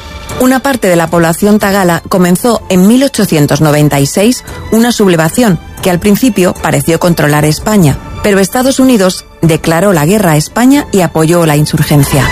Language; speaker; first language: Spanish; native; Spanish